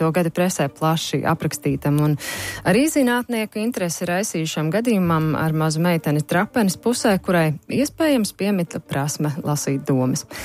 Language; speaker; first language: Latvian; native; Latvian